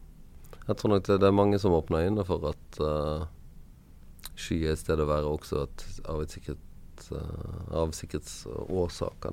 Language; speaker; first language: Norwegian; native; Norwegian